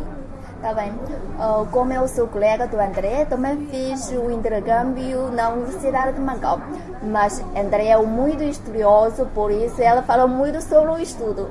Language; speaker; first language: Portuguese; non-native, learner; Chinese